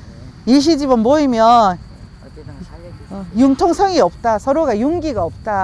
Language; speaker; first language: Korean; native; Korean